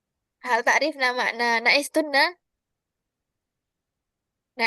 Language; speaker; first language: Arabic; non-native, fluent; Indonesian